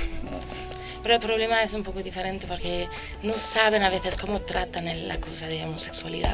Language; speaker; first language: Spanish; non-native, fluent; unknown